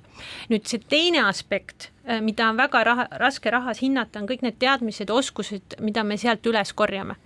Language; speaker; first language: Estonian; native; Estonian